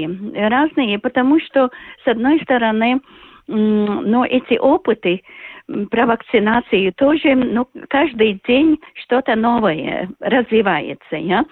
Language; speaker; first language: Russian; non-native, local second language; Latvian